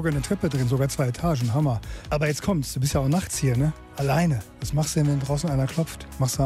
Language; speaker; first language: German; native; German